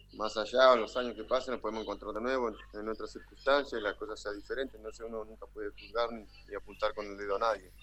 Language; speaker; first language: Spanish; native; Spanish